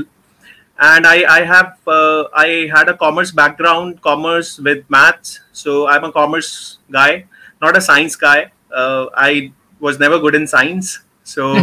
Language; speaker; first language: English; non-native, local second language; Hindi